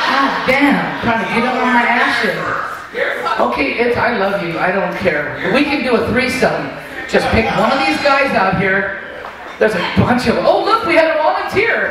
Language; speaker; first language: English; native; English